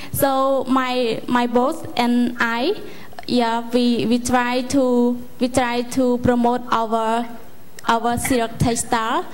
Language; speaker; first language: English; non-native, learner; Khmer